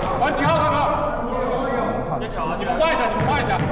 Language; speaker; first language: Chinese; native; Chinese